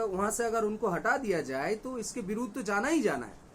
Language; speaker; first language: Hindi; non-native, local second language; Bangla